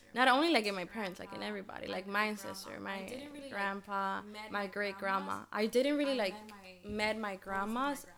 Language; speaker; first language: English; early bilingual, other home language; Spanish